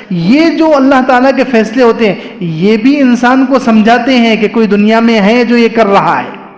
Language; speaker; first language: Urdu; native; Urdu